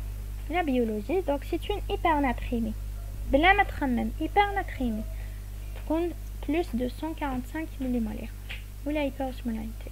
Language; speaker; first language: French; non-native, local second language; Arabic